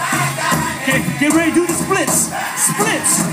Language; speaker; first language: English; native; English